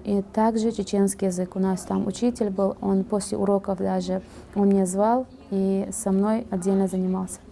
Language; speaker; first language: Russian; non-native, fluent; Uzbek